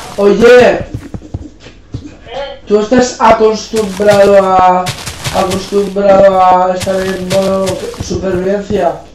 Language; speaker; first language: Spanish; native; Spanish